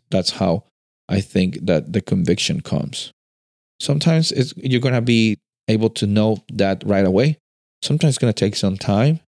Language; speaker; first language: English; non-native, fluent; Spanish